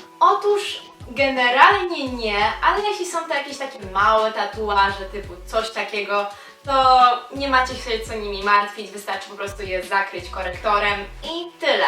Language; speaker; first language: Polish; native; Polish